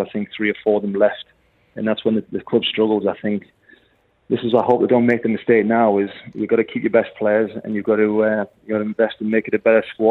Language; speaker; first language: English; native; English